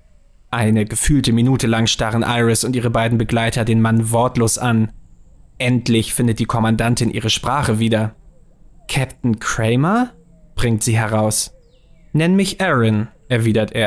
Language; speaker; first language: German; native; German